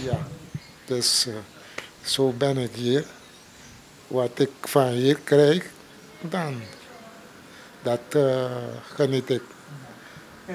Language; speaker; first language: Dutch; non-native, local second language; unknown